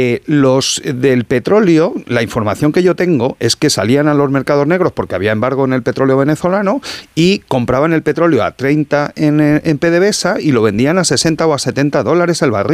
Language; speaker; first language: Spanish; native; Spanish